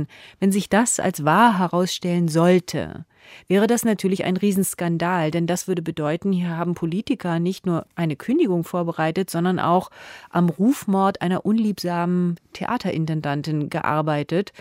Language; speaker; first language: German; native; German